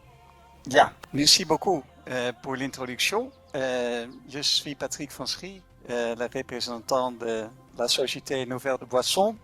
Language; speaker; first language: French; non-native, fluent; German